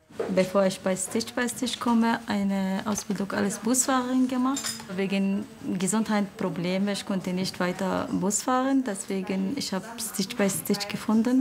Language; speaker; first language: German; non-native, learner; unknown